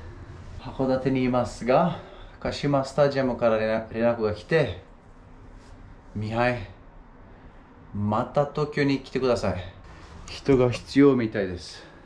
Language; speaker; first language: Japanese; non-native, fluent; Romanian